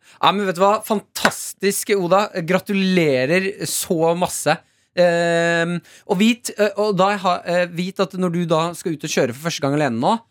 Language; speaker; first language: Norwegian; native; Norwegian